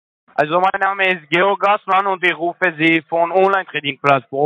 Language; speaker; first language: German; non-native, learner; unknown